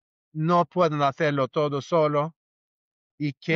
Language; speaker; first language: Spanish; non-native, fluent; Norwegian